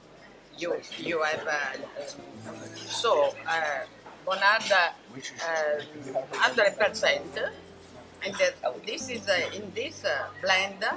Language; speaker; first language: English; non-native, learner; Italian